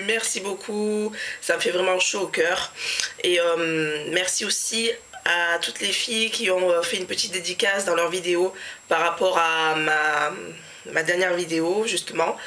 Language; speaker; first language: French; native; French